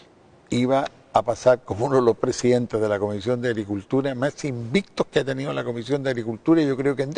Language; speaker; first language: Spanish; native; Spanish